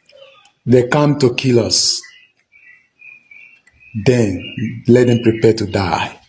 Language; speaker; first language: Nigerian Pidgin; non-native, local second language; Igbo